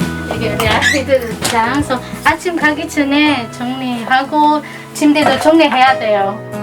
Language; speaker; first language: Korean; non-native, learner; Spanish